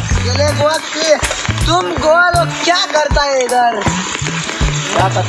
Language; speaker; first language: Hindi; non-native, local second language; Konkani